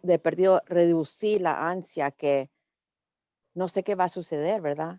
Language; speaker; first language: Spanish; early bilingual, heritage; English